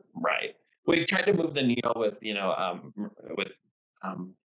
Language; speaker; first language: English; native; English